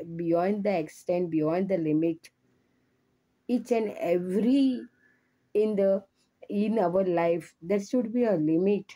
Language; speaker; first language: English; non-native, local second language; Konkani